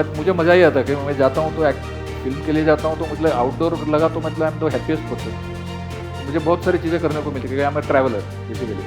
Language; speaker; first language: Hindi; non-native, local second language; Marathi